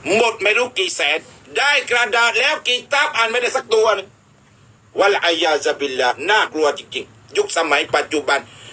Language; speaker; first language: Thai; non-native, local second language; Malay